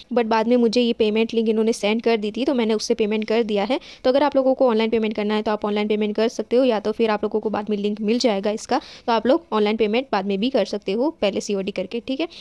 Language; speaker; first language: Hindi; native; Hindi